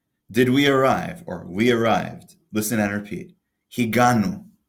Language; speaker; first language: English; native; English